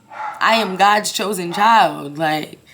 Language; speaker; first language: English; native; English